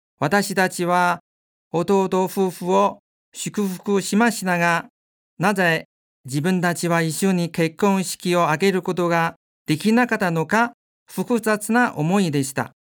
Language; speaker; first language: Japanese; non-native, fluent; Chinese